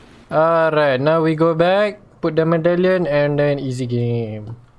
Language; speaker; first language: English; non-native, local second language; Malay